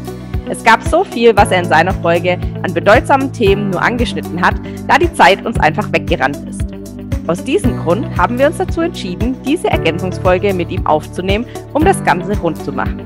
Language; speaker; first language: German; native; German